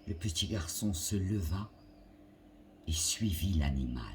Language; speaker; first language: French; non-native, local second language; Arabic